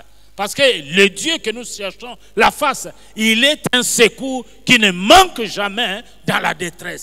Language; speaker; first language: French; non-native, local second language; Lingala